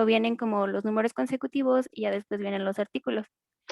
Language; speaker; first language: Spanish; native; Spanish